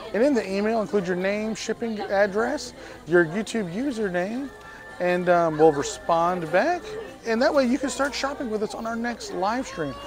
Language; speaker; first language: English; native; English